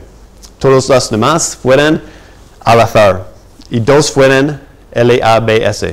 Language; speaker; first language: Spanish; non-native, fluent; English